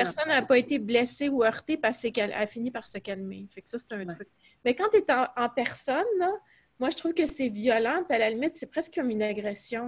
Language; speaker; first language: French; native; French